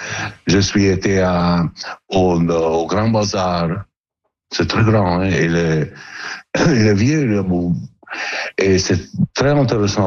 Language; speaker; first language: French; non-native, learner; Italian